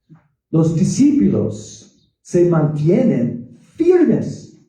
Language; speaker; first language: Spanish; non-native, fluent; English